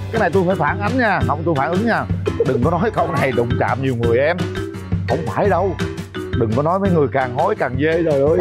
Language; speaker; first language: Vietnamese; native; Vietnamese